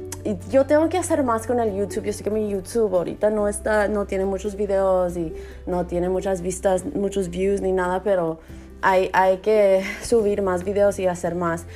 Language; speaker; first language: Spanish; early bilingual, heritage; Spanish